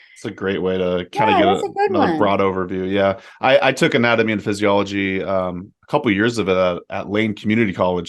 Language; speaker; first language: English; native; English